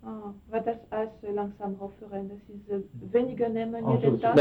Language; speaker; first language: German; non-native, learner; French